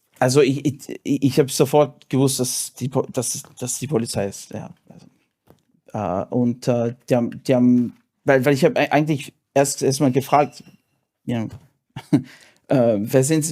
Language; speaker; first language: German; non-native, fluent; English